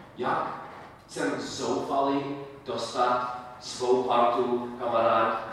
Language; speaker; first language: Czech; non-native, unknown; English